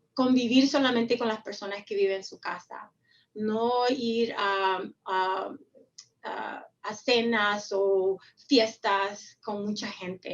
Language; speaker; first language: Spanish; early bilingual, heritage; Spanish